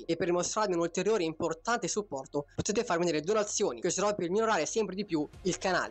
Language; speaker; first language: Italian; native; Italian